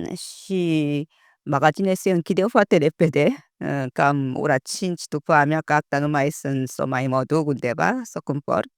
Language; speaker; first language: Romanian; non-native, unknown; Korean